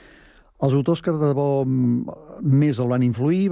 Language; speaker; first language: Catalan; native; Catalan